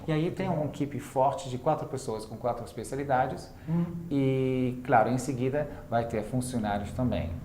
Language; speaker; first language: Portuguese; non-native, fluent; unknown